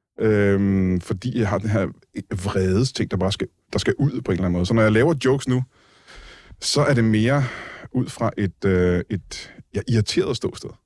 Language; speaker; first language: Danish; native; Danish